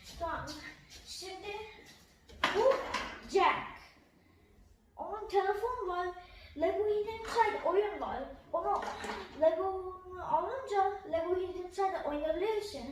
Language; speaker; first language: Turkish; early bilingual, heritage; Turkish